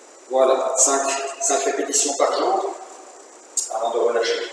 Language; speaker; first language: French; native; French